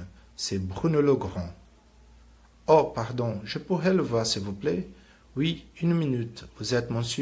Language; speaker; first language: French; non-native, fluent; Portuguese